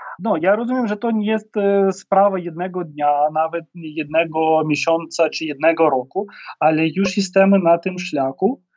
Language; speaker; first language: Polish; non-native, fluent; Ukrainian